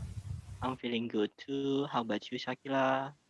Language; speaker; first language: English; non-native, learner; Indonesian